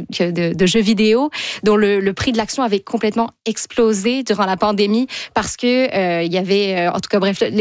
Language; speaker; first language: French; native; French